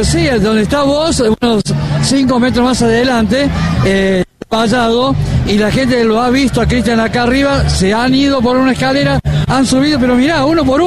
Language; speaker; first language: Spanish; native; Spanish